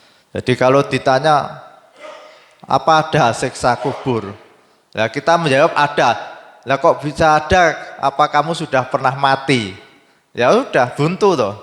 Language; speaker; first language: Indonesian; native; Indonesian